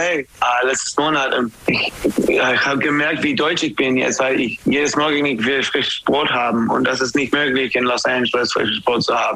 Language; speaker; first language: German; non-native, fluent; English